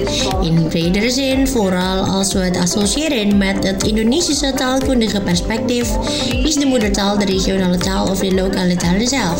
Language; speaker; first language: Dutch; non-native, fluent; Indonesian